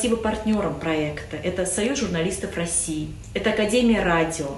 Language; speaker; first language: Russian; native; Russian